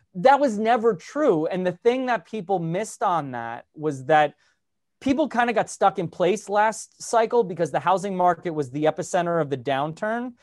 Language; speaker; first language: English; native; English